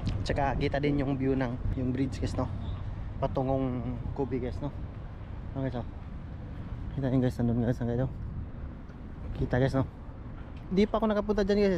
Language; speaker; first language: Filipino; native; Filipino